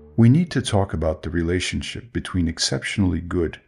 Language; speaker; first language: English; non-native, fluent; Portuguese